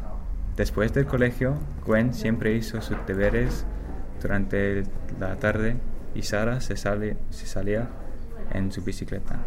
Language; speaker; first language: Spanish; non-native, learner; English